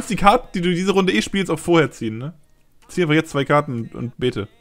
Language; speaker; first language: German; native; German